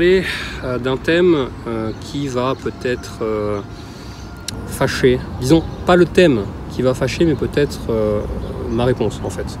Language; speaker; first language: French; native; French